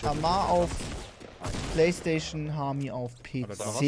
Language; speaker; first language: German; native; German